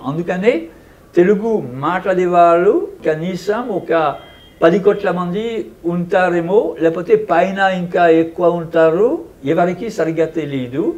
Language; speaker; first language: Telugu; non-native, fluent; French